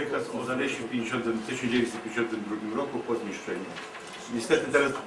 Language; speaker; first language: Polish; non-native, learner; Ukrainian